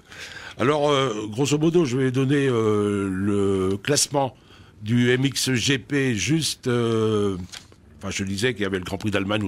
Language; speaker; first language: French; native; French